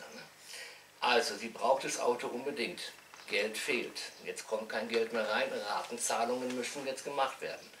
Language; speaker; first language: German; native; German